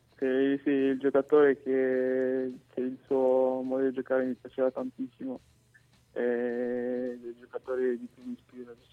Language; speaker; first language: Italian; non-native, fluent; French